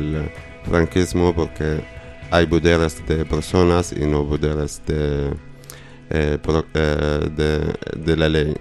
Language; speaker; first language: Spanish; non-native, learner; Arabic